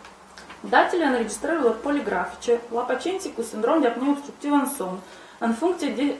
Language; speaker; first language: Romanian; native; Romanian